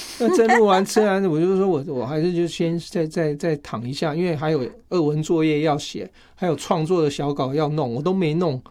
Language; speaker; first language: Chinese; native; Chinese